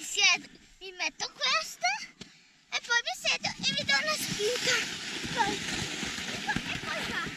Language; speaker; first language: Italian; non-native, local second language; Ladin